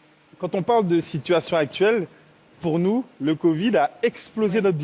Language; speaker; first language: French; native; French